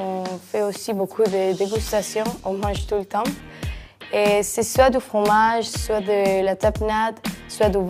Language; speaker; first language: French; non-native, fluent; Spanish